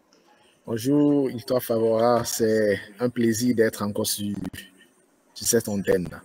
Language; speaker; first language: French; non-native, fluent; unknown